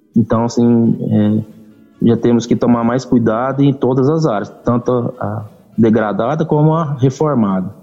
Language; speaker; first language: Portuguese; native; Portuguese